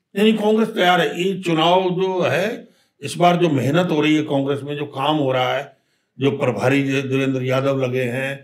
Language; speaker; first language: Hindi; native; Hindi